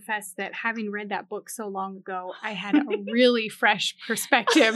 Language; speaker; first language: English; native; English